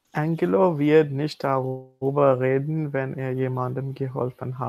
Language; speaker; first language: German; non-native, learner; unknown